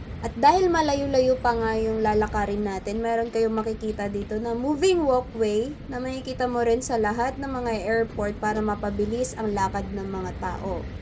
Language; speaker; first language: Filipino; native; Filipino